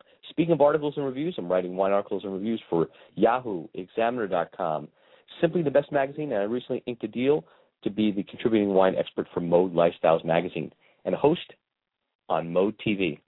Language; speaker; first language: English; native; English